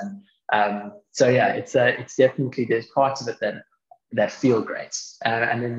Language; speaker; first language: English; native; English